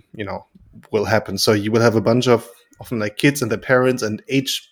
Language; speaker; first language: English; non-native, fluent; German